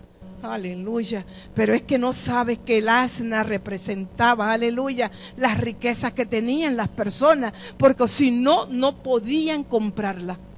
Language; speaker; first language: Spanish; native; Spanish